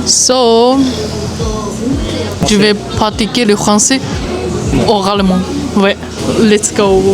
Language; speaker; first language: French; non-native, learner; Japanese